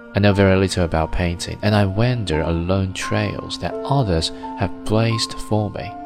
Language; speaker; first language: English; non-native, fluent; Chinese